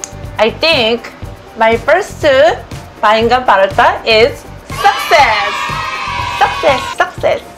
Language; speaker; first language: English; non-native, learner; Korean